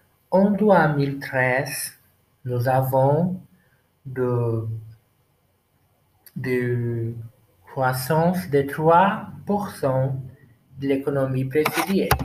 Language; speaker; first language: French; non-native, learner; Portuguese